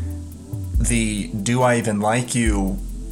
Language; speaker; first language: English; native; English